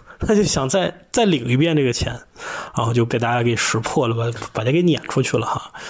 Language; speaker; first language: Chinese; native; Chinese